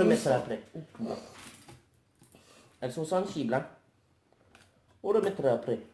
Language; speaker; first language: French; native; French